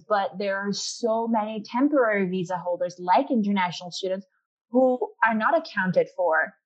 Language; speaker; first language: English; non-native, local second language; Urdu